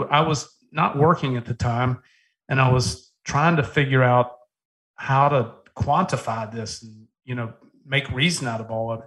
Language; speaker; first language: English; native; English